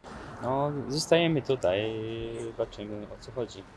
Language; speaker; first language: Polish; non-native, learner; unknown